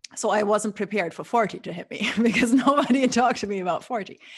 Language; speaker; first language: English; non-native, fluent; German